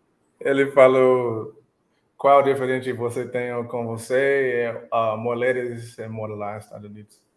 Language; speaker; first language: Portuguese; non-native, learner; English